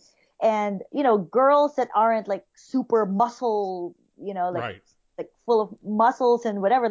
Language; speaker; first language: English; non-native, local second language; Filipino